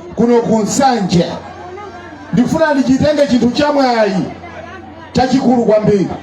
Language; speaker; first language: Nyanja; native; Nyanja